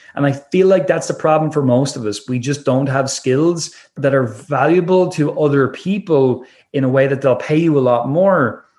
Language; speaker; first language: English; native; English